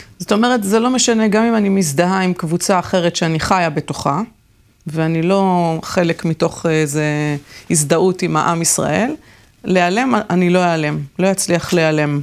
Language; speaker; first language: Hebrew; native; Hebrew